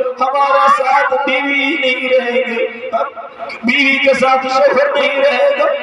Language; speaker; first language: Urdu; non-native, fluent; Bangla